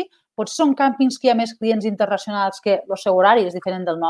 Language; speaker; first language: Catalan; native; Catalan